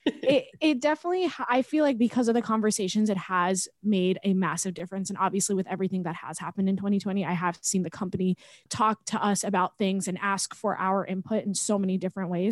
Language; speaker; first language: English; native; English